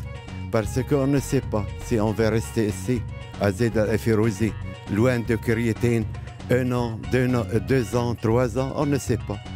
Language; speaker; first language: French; non-native, local second language; Arabic